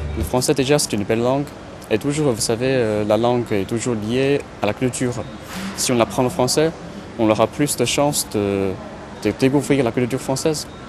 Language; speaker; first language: French; non-native, fluent; Chinese